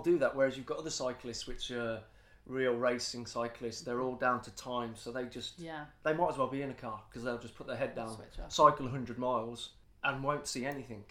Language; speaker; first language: English; native; English